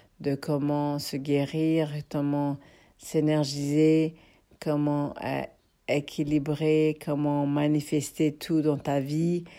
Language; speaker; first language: French; non-native, fluent; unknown